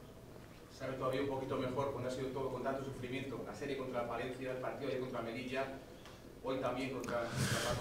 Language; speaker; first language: Spanish; native; Spanish